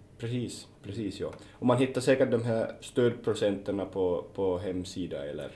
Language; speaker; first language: Swedish; native; Swedish